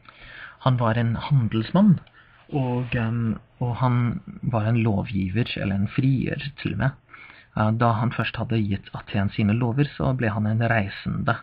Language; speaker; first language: Norwegian; non-native, fluent; English